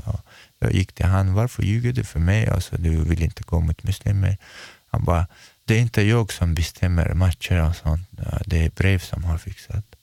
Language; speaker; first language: Swedish; non-native, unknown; Chechen